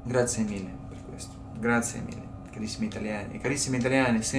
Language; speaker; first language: Italian; non-native, learner; Russian